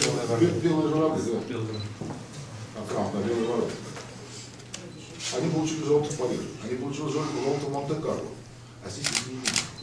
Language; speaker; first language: Russian; native; Russian